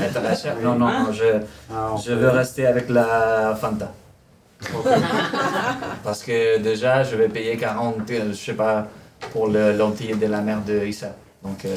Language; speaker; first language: French; non-native, learner; Spanish